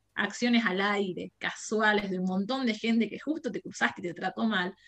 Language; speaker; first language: Spanish; native; Spanish